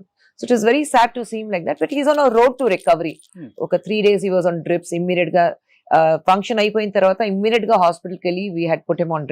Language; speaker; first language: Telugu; non-native, fluent; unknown